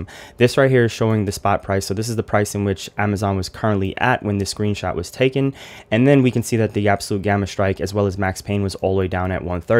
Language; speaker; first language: English; native; English